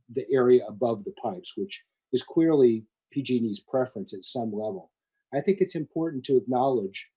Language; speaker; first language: English; native; English